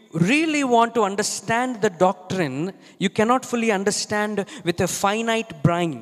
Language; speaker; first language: English; non-native, local second language; Telugu